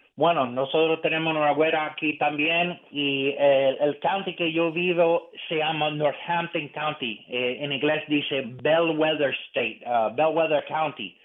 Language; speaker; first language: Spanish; early bilingual, heritage; English